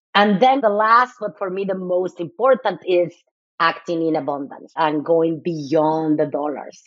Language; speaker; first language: English; non-native, fluent; Spanish